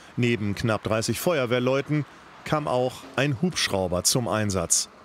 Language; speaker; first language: German; native; German